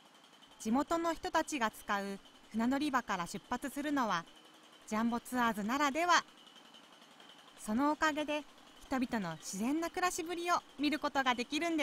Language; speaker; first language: Japanese; native; Japanese